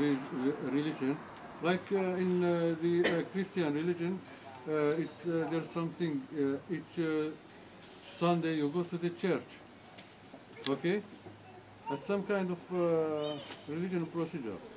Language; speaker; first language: English; non-native, learner; Arabic